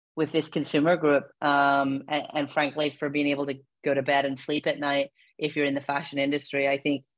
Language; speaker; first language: English; native; English